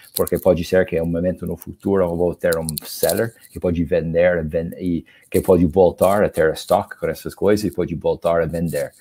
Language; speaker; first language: Portuguese; non-native, learner; English